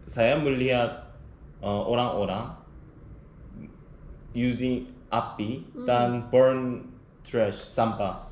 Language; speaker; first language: Indonesian; non-native, learner; Korean